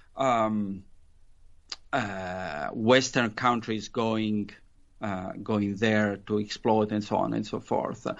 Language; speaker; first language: English; non-native, fluent; Italian